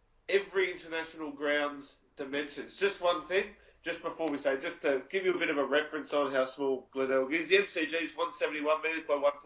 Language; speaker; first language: English; native; English